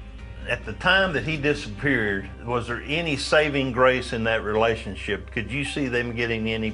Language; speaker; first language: English; native; English